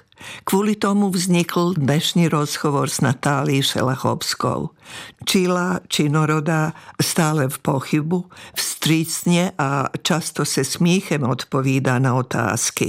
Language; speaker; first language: Czech; native; Czech